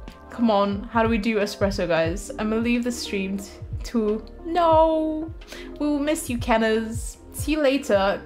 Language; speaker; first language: English; early bilingual, other home language; Turkish